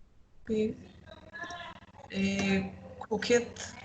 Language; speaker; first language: English; non-native, learner; Spanish